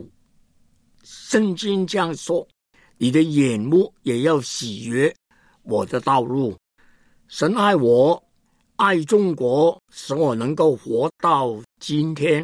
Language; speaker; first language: Chinese; non-native, local second language; Cantonese